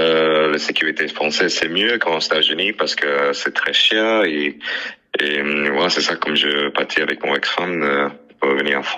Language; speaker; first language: French; non-native, learner; English